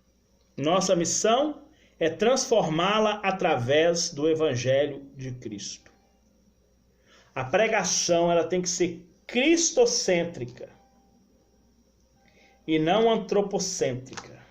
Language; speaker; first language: Portuguese; native; Portuguese